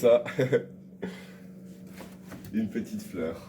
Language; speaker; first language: French; native; French